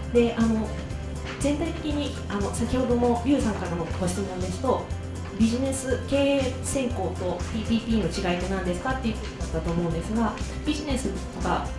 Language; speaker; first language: Japanese; native; Japanese